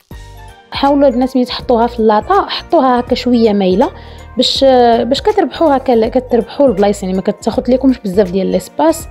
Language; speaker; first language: Arabic; native; Arabic